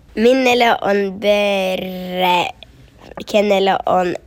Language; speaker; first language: Finnish; early bilingual, heritage; Finnish